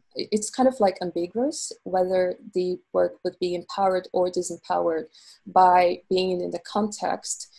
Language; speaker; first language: English; non-native, fluent; Portuguese